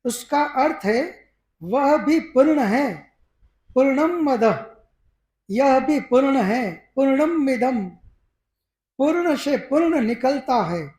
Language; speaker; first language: Hindi; non-native, local second language; Gujarati